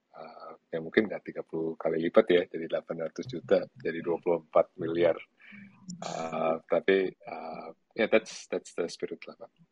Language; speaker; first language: Indonesian; early bilingual, other home language; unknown